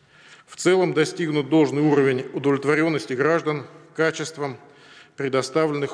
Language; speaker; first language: Russian; native; Russian